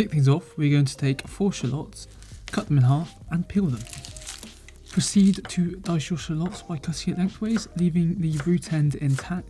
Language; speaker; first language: English; native; English